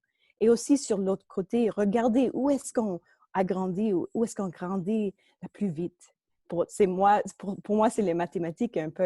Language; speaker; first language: French; non-native, local second language; English